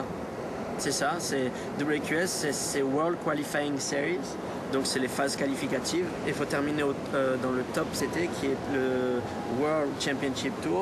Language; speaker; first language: French; native; French